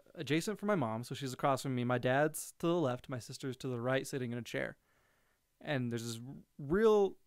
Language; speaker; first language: English; native; English